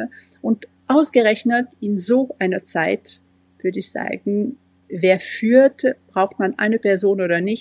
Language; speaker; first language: German; non-native, fluent; French